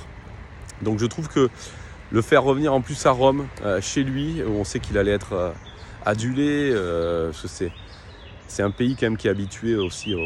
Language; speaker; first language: French; native; French